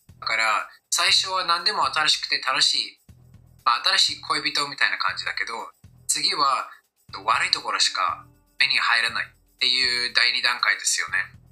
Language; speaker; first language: Japanese; non-native, fluent; English